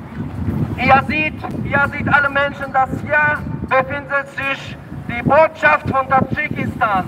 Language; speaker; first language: German; non-native, fluent; Tajik